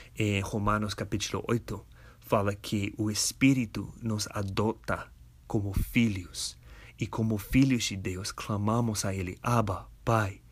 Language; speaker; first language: Portuguese; non-native, fluent; English